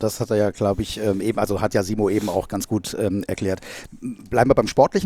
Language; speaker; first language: German; native; German